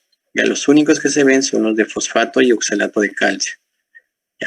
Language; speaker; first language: Spanish; native; Spanish